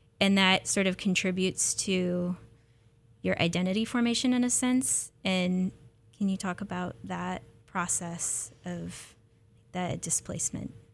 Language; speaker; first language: English; native; English